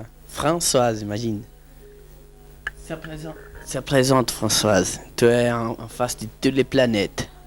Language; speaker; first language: French; non-native, learner; Portuguese